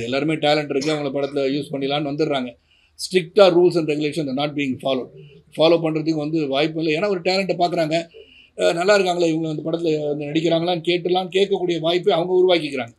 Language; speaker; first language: Tamil; native; Tamil